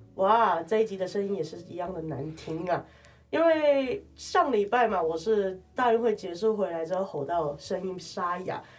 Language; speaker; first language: Chinese; non-native, local second language; Cantonese